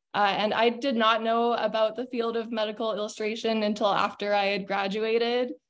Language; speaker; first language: English; native; English